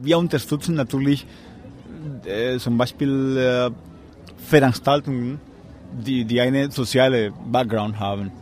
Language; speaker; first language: German; non-native, learner; Spanish